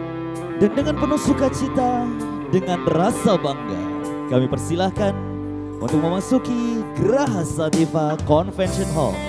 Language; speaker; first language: Indonesian; native; Indonesian